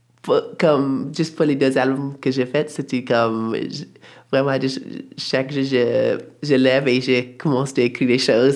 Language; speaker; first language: French; non-native, fluent; English